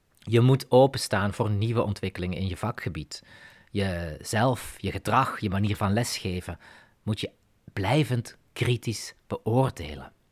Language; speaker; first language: Dutch; native; Dutch